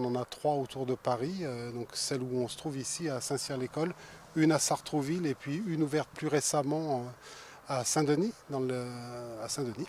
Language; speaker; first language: French; native; French